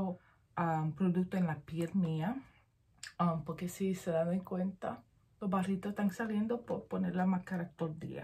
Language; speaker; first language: Spanish; early bilingual, heritage; Spanish